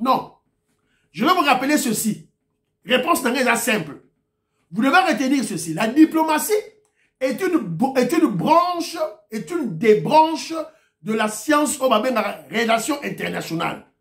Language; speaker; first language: French; non-native, local second language; Lingala